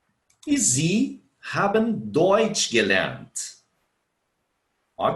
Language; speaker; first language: German; non-native, fluent; Portuguese